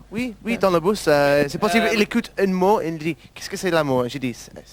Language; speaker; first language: French; non-native, learner; English